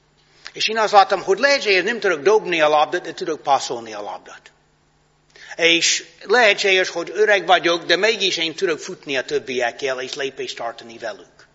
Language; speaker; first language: Hungarian; non-native, fluent; English